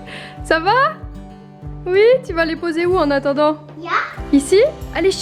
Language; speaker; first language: French; native; French